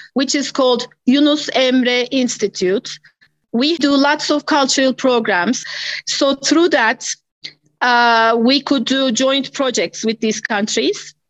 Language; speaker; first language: English; non-native, fluent; Turkish